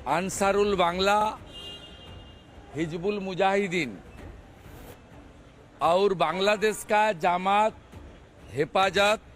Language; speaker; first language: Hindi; non-native, local second language; Bangla